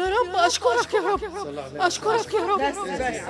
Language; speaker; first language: Arabic; native; Arabic